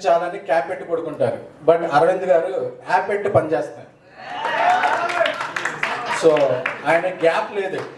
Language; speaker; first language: Telugu; native; Telugu